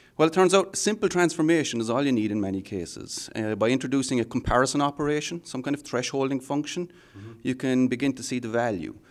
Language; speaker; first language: English; native; English